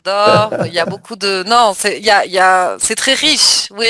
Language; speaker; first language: French; native; French